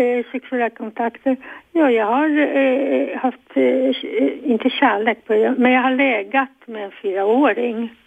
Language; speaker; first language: Swedish; non-native, fluent; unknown